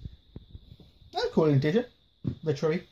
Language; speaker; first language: English; native; English